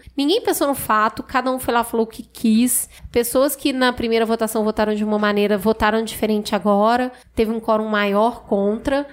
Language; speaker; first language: Portuguese; native; Portuguese